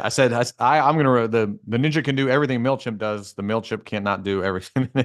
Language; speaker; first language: English; native; English